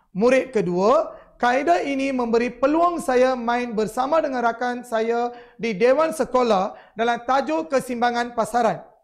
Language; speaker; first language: Malay; non-native, local second language; Tamil